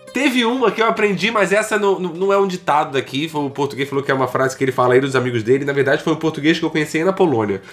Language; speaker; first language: Portuguese; native; Portuguese